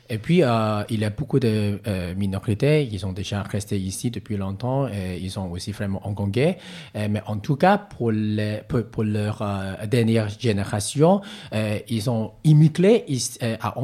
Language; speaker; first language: French; non-native, learner; Cantonese